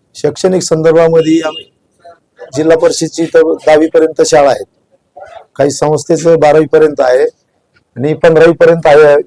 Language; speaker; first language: Marathi; non-native, local second language; Lambadi